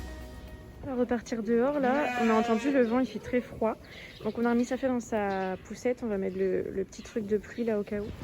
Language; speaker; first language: French; native; French